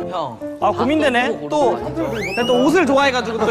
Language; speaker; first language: Korean; native; Korean